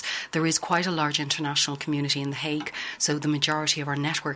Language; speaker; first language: English; native; English